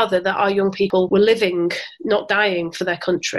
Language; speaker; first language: English; native; English